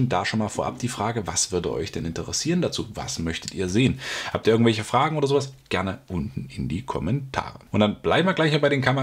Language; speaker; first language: German; native; German